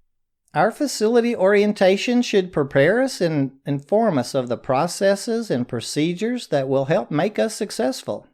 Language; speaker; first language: English; native; English